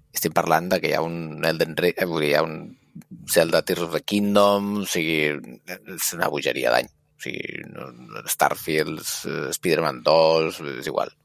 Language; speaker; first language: Catalan; native; Catalan